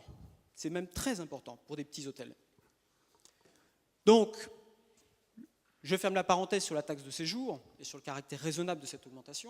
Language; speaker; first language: French; native; French